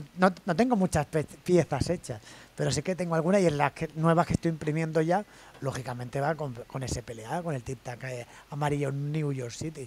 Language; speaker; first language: Spanish; native; Spanish